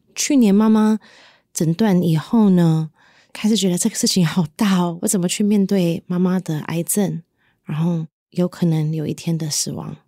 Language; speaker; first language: Chinese; native; Chinese